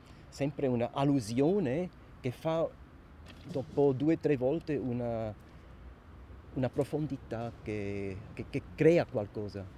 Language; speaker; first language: Italian; non-native, local second language; German